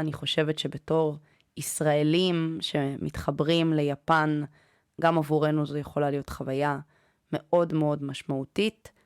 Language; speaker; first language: Hebrew; native; Hebrew